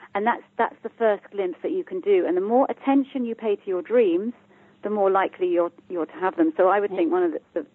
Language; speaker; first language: English; native; English